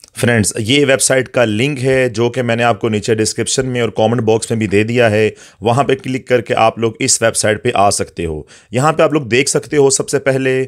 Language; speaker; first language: Urdu; native; Urdu